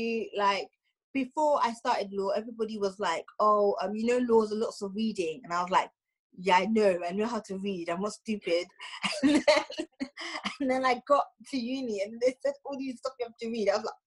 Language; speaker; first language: English; native; English